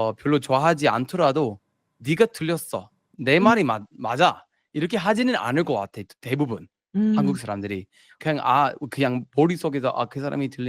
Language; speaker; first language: Korean; non-native, fluent; English